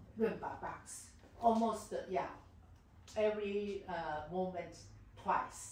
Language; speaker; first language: English; non-native, learner; Chinese